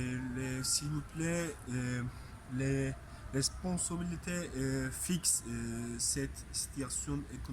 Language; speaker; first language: French; non-native, learner; Turkish